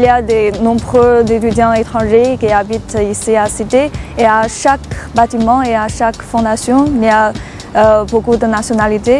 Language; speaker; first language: French; non-native, fluent; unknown